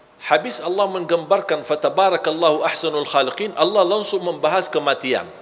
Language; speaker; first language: Malay; non-native, fluent; Arabic